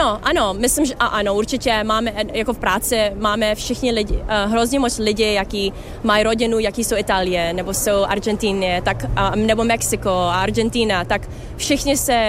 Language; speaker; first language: Czech; early bilingual, heritage; Czech